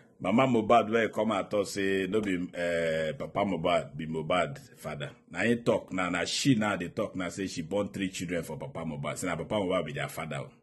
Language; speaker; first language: Nigerian Pidgin; native; Nigerian Pidgin